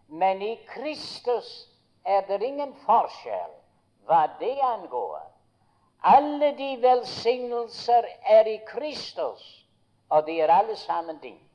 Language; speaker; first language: Norwegian; early bilingual, heritage; Norwegian